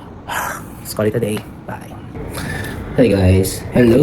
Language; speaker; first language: English; non-native, local second language; Filipino